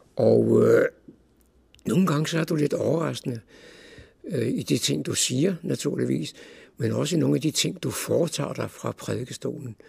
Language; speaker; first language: Danish; native; Danish